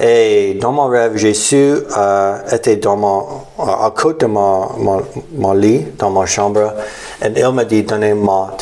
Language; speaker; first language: French; non-native, learner; English